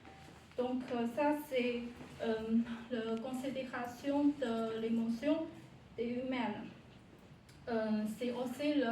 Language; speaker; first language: French; non-native, learner; Chinese